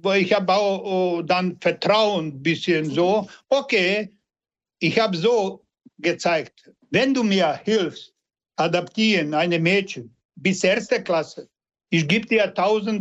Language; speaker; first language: German; non-native, learner; Serbian